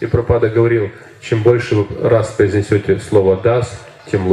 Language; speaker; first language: Russian; native; Russian